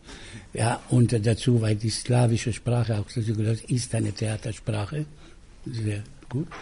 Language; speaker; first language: German; non-native, fluent; Italian